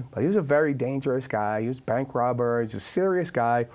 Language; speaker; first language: English; native; English